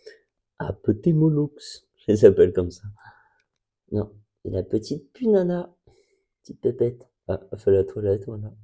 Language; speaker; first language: French; native; French